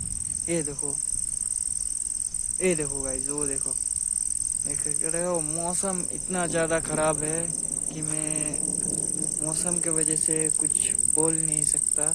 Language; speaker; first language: Hindi; non-native, local second language; Bangla